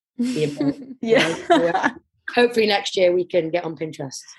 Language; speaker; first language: English; native; English